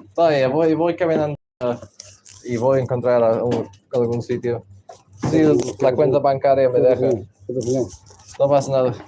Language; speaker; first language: Spanish; non-native, learner; English